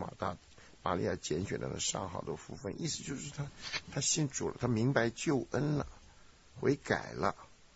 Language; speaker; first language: Chinese; native; Chinese